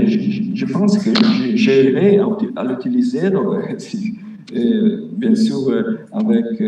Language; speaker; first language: French; non-native, fluent; Italian